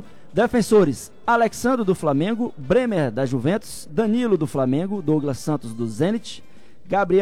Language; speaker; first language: Portuguese; native; Portuguese